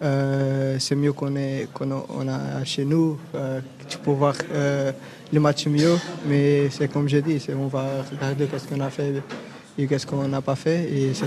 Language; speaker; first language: French; non-native, learner; Portuguese